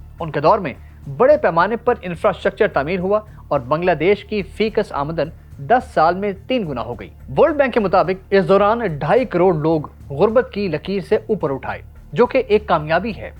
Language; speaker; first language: Urdu; native; Urdu